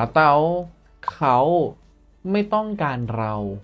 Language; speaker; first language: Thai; non-native, fluent; Indonesian